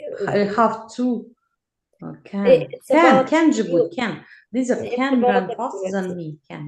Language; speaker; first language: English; non-native, learner; Russian